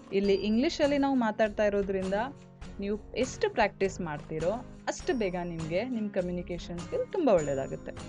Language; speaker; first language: Kannada; non-native, local second language; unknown